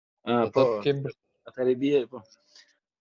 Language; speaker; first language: French; non-native, learner; Albanian